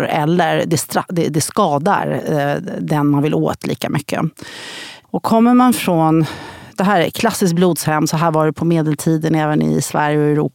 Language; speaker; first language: Swedish; native; Swedish